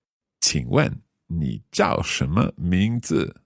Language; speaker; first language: Chinese; non-native, learner; English